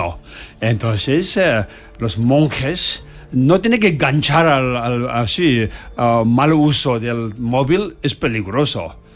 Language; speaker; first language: Spanish; non-native, learner; Tibetan